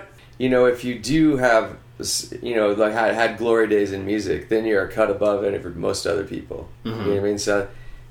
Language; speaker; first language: English; native; English